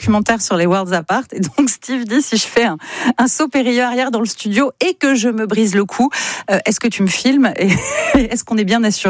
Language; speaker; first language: French; native; French